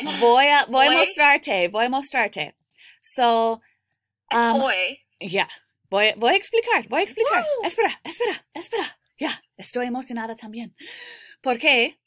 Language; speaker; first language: Spanish; non-native, learner; English